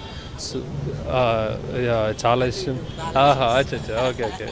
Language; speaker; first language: Telugu; native; Telugu